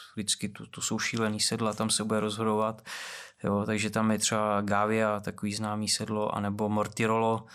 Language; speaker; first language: Czech; native; Czech